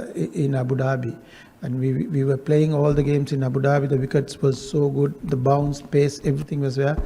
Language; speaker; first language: English; non-native, local second language; Sinhala